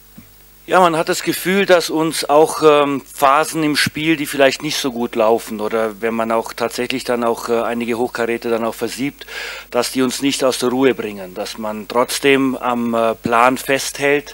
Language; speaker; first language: German; native; German